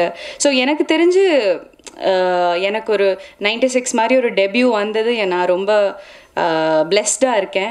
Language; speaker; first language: Tamil; non-native, local second language; Malayalam